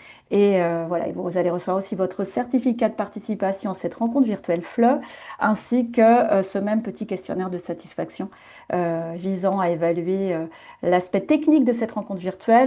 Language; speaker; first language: French; native; French